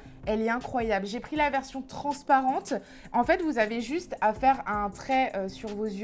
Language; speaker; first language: French; native; French